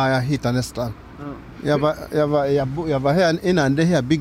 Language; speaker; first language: Swedish; non-native, learner; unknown